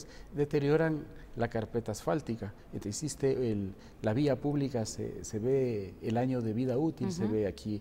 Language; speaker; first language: Spanish; native; Spanish